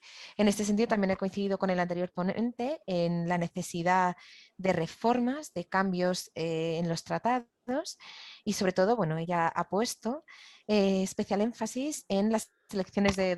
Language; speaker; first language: Spanish; native; Spanish